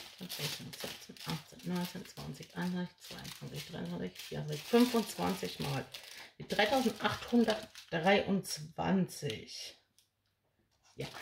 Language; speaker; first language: German; native; German